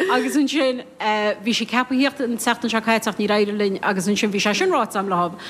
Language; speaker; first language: Irish; native; Irish